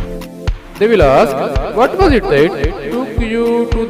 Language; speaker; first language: English; non-native, local second language; Urdu